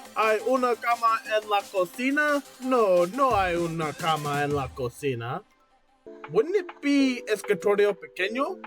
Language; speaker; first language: Spanish; non-native, learner; English